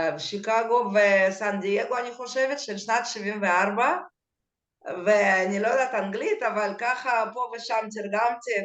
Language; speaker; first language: Hebrew; non-native, fluent; Russian